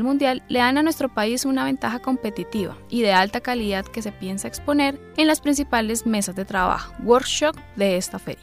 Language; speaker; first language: Spanish; native; Spanish